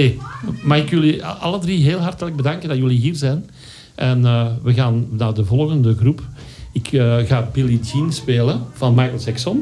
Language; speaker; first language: Dutch; native; Dutch